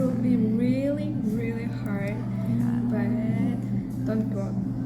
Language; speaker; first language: English; non-native, learner; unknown